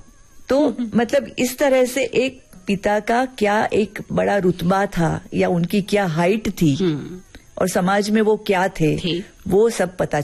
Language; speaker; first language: Hindi; native; Hindi